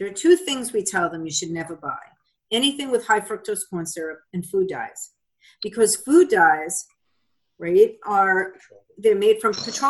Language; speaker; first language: English; native; English